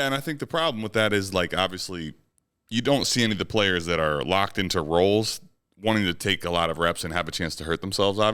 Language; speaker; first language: English; native; English